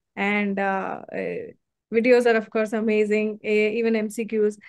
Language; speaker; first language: English; non-native, local second language; Hindi